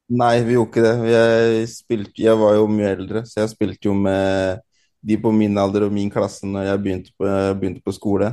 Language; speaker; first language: Norwegian; early bilingual, other home language; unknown